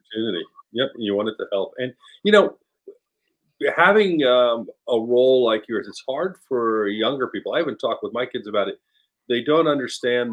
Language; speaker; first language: English; native; English